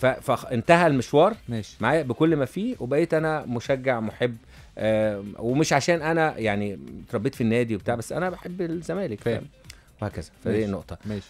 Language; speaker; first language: Arabic; native; Arabic